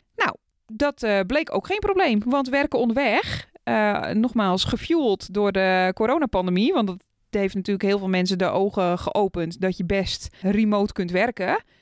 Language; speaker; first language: Dutch; native; Dutch